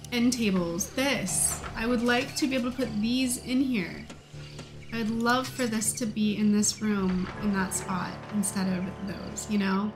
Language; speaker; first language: English; native; English